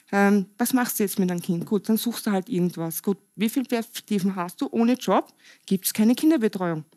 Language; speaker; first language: German; native; German